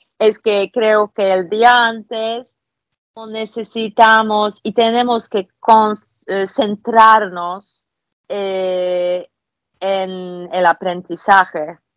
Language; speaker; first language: Spanish; non-native, fluent; Polish